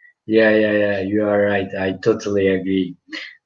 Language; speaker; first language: English; non-native, fluent; Turkish